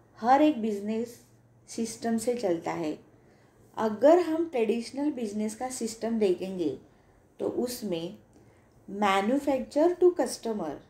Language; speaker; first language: Hindi; non-native, local second language; Marathi